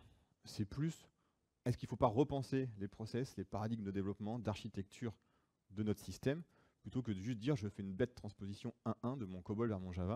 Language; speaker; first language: French; native; French